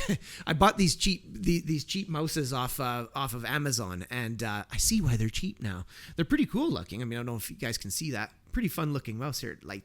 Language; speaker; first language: English; native; English